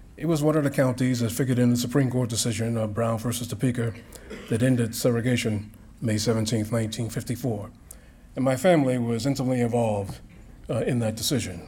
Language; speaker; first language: English; native; English